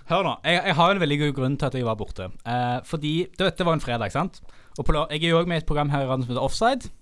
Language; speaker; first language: Norwegian; native; Norwegian